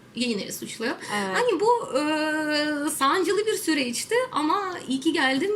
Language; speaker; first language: Turkish; non-native, fluent; Russian